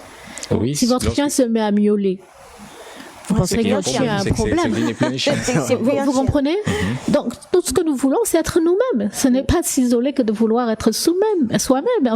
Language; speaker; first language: French; native; French